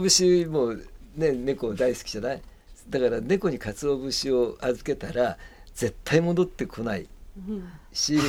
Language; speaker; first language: Japanese; native; Japanese